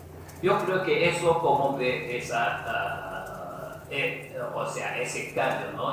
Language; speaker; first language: Spanish; non-native, fluent; Chinese